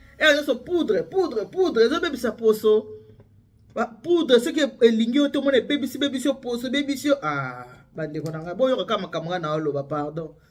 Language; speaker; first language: Lingala; native; Lingala